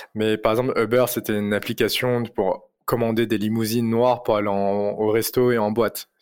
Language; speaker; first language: French; native; French